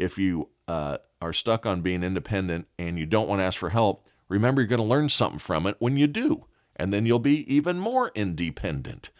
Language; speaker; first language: English; native; English